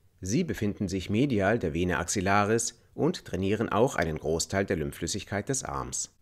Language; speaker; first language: German; native; German